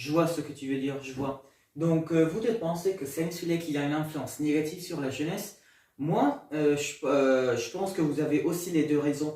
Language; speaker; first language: French; non-native, learner; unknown